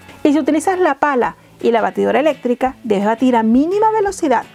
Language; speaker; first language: Spanish; native; Spanish